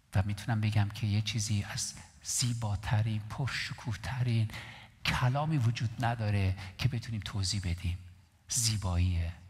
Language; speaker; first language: Persian; non-native, local second language; Armenian